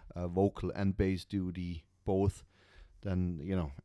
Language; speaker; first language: English; non-native, fluent; German